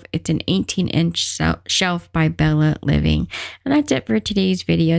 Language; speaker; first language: English; native; English